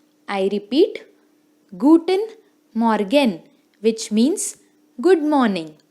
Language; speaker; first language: English; non-native, local second language; Hindi